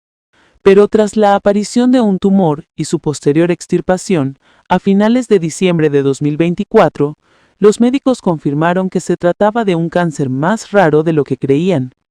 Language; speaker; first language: Spanish; native; Spanish